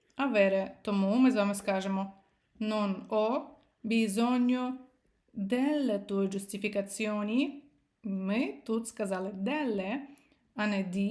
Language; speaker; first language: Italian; non-native, fluent; Ukrainian